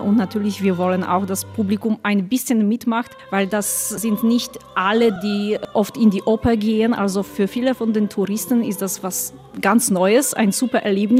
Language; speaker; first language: German; non-native, fluent; Polish